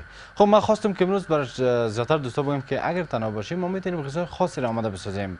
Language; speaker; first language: Persian; native; Persian